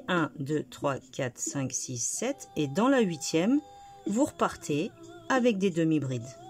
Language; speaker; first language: French; native; French